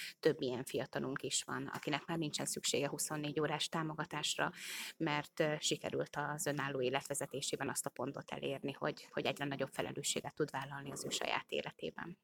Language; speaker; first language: Hungarian; native; Hungarian